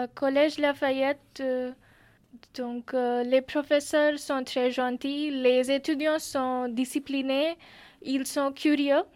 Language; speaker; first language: French; non-native, fluent; Marathi